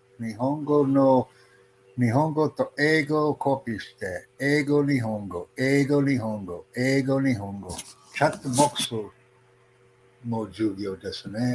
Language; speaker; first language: Japanese; non-native, learner; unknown